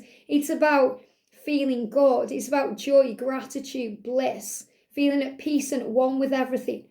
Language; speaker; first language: English; native; English